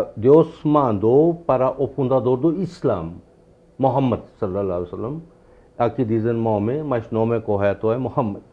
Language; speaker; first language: Portuguese; non-native, fluent; Urdu